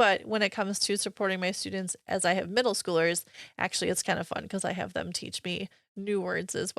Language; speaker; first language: English; native; English